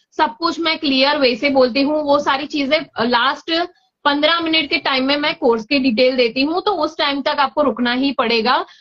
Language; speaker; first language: Hindi; non-native, local second language; Gujarati